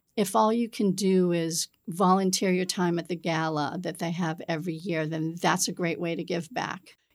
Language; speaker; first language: English; native; English